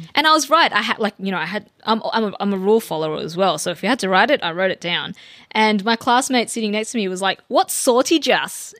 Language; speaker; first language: English; early bilingual, other home language; Filipino